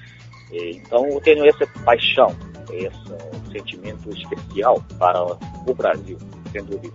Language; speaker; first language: Portuguese; non-native, fluent; Chinese